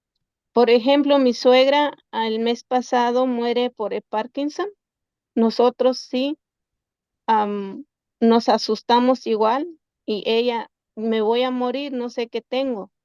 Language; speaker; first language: Spanish; non-native, local second language; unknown